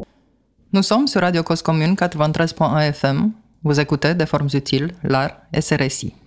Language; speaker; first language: French; native; French